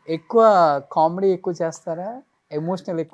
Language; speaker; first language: Telugu; native; Telugu